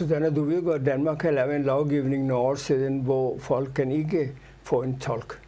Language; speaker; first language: Danish; non-native, fluent; Urdu